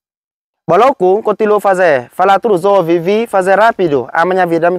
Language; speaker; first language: Portuguese; non-native, learner; Vietnamese